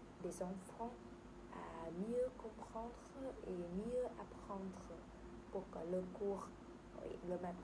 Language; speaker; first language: French; non-native, learner; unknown